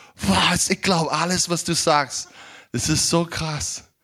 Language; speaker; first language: German; non-native, fluent; English